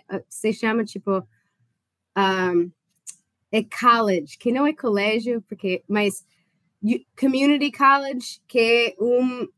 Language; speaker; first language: Portuguese; non-native, fluent; English